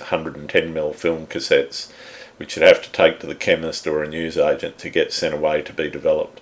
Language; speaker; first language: English; native; English